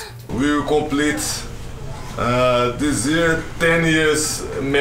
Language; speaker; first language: English; non-native, learner; Portuguese